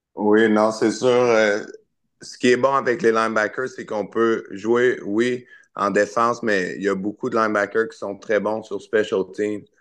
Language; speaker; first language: French; native; French